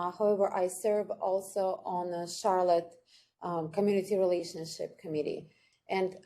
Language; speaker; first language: English; non-native, fluent; Ukrainian